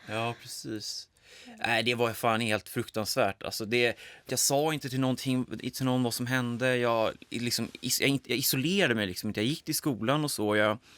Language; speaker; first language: Swedish; native; Swedish